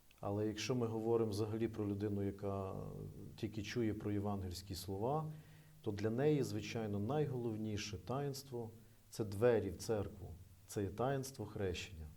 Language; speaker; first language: Ukrainian; native; Ukrainian